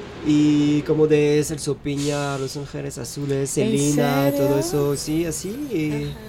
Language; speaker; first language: Spanish; non-native, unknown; French